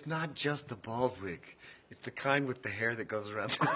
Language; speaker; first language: English; native; English